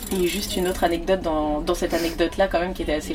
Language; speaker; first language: French; native; French